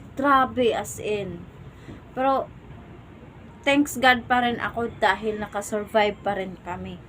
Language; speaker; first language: Filipino; non-native, local second language; Cebuano